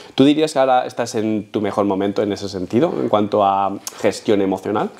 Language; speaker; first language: Spanish; native; Spanish